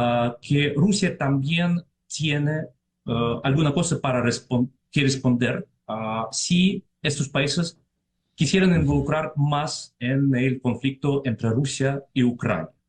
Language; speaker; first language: Spanish; non-native, fluent; Russian